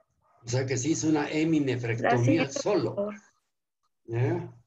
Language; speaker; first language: Spanish; native; Spanish